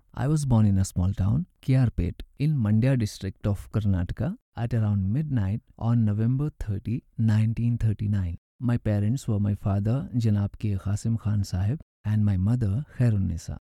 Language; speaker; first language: English; non-native, local second language; Urdu